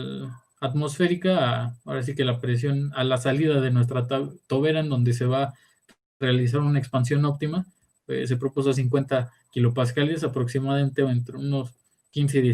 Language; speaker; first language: Spanish; native; Spanish